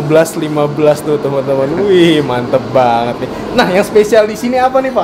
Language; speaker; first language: Indonesian; native; Indonesian